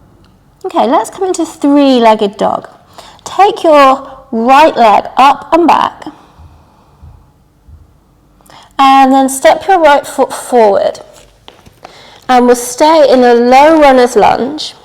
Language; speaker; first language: English; native; English